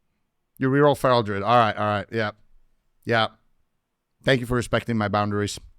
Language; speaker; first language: English; native; English